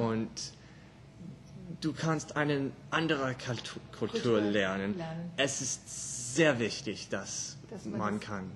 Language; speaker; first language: German; non-native, learner; English